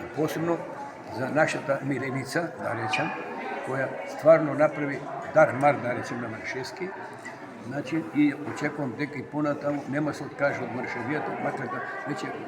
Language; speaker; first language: Macedonian; native; Macedonian